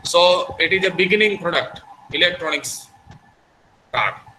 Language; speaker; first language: English; non-native, local second language; Gujarati